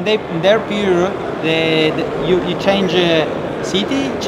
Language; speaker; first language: English; non-native, learner; Italian